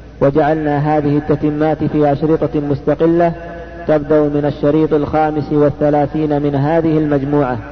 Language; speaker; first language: Arabic; native; Arabic